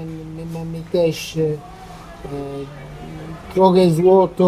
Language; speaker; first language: Polish; non-native, learner; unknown